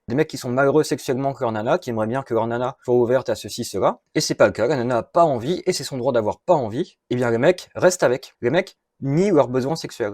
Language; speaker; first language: French; native; French